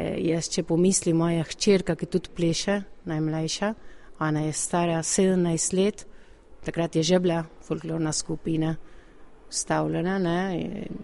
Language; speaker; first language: Slovenian; early bilingual, heritage; Slovenian